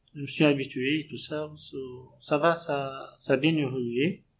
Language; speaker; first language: French; non-native, local second language; Arabic